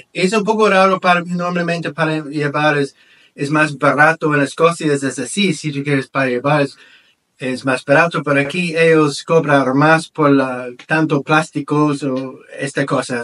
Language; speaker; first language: Spanish; non-native, learner; English